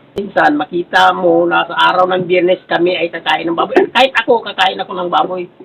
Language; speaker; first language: Filipino; non-native, local second language; Cebuano